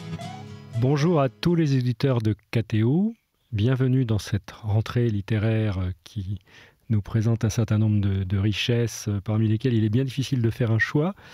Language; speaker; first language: French; native; French